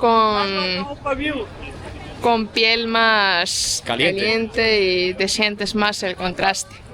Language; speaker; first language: Spanish; non-native, fluent; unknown